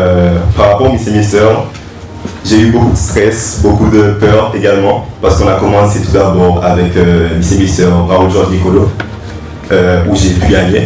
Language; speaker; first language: French; native; French